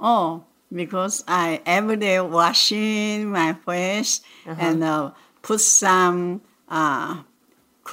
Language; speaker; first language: English; non-native, learner; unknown